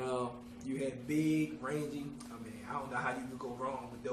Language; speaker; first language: English; native; English